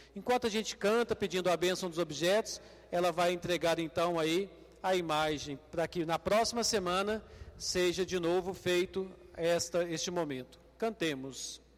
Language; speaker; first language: Portuguese; native; Portuguese